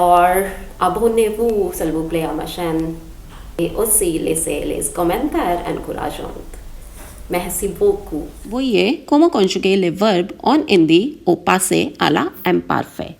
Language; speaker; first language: French; non-native, fluent; Hindi